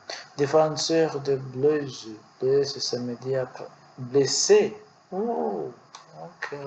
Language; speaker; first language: French; non-native, learner; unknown